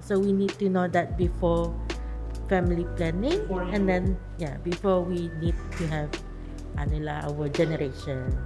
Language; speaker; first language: English; non-native, local second language; Malay